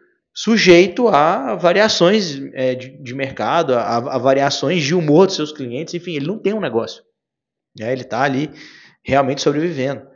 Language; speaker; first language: Portuguese; native; Portuguese